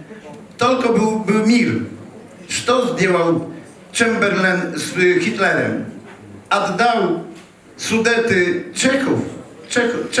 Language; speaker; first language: Polish; early bilingual, heritage; Polish